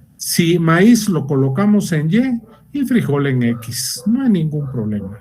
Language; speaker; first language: Spanish; native; Spanish